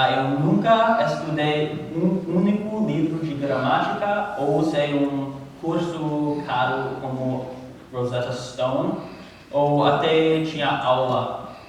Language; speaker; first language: Portuguese; non-native, learner; English